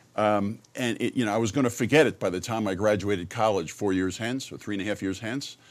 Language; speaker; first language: English; native; English